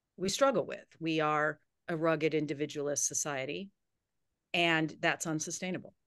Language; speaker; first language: English; native; English